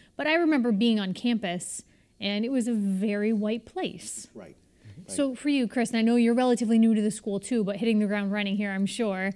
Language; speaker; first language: English; native; English